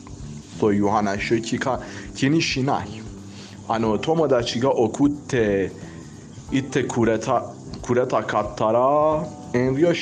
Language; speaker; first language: Japanese; non-native, learner; Persian